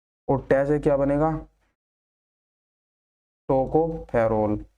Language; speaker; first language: Hindi; native; Hindi